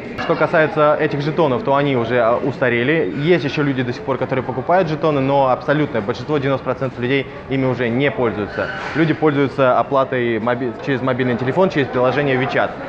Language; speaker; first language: Russian; native; Russian